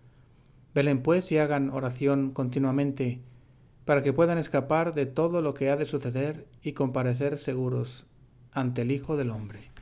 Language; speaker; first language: Spanish; native; Spanish